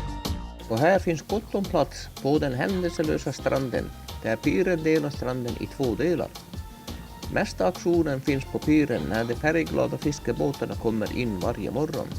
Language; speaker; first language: Swedish; native; Swedish